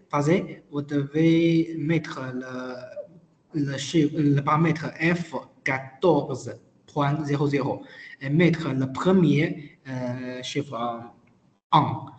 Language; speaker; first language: French; non-native, learner; Chinese